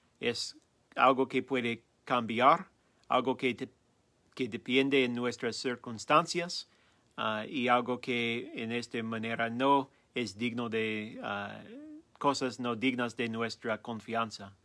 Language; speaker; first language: Spanish; non-native, learner; English